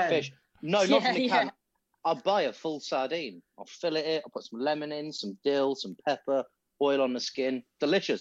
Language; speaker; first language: English; native; English